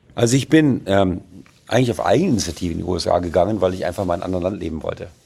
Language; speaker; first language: German; native; German